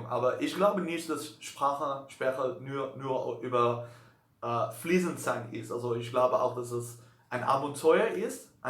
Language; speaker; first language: German; non-native, learner; Dutch